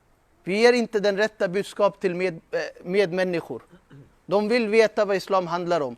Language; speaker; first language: Swedish; non-native, fluent; Urdu